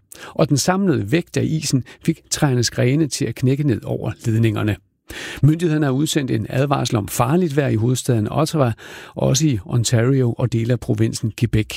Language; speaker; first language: Danish; native; Danish